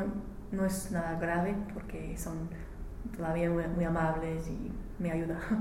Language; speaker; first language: Spanish; non-native, learner; English